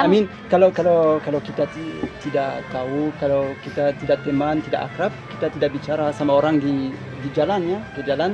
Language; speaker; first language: Indonesian; non-native, learner; French